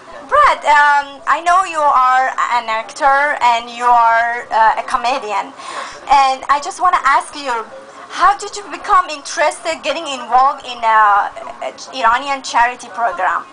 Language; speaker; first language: English; non-native, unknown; Persian